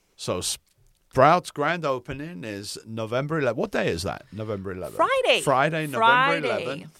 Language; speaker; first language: English; non-native, fluent; Portuguese